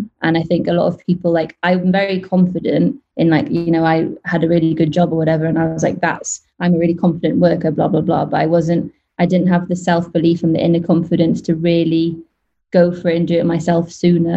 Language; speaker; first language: English; native; English